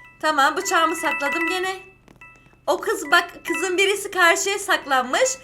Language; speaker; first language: Turkish; native; Turkish